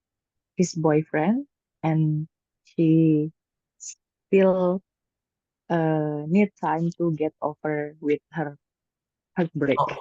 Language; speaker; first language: English; non-native, learner; Indonesian